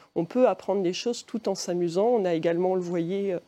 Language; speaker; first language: French; native; French